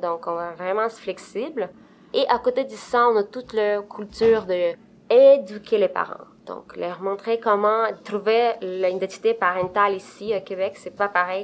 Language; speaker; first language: French; non-native, fluent; Romanian